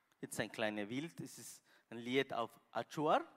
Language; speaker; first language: German; non-native, learner; Spanish